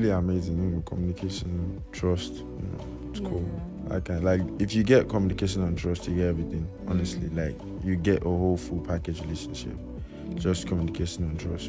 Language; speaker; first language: English; non-native, local second language; Igbo